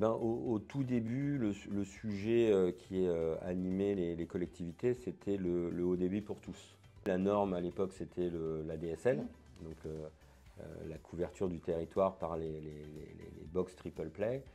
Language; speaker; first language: French; native; French